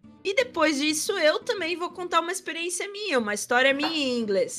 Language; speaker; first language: Portuguese; native; Portuguese